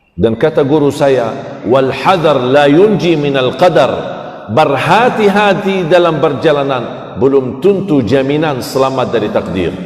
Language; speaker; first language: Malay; non-native, fluent; Arabic